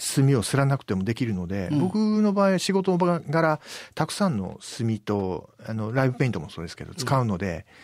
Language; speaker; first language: Japanese; native; Japanese